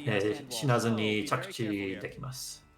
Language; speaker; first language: Japanese; non-native, learner; English